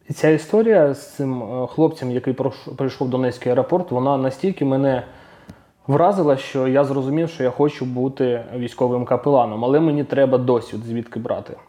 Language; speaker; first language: Ukrainian; non-native, local second language; Russian